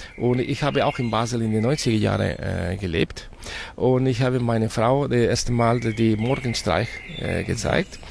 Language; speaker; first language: German; non-native, fluent; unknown